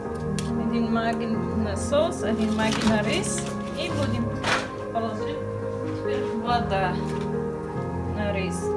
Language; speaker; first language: Russian; non-native, local second language; Tajik